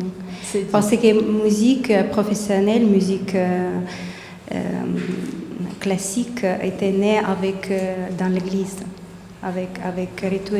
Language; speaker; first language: French; non-native, learner; Ukrainian